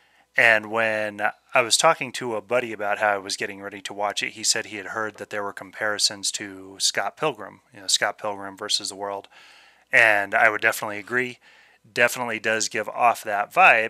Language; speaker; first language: English; native; English